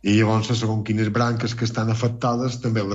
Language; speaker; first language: Catalan; native; Catalan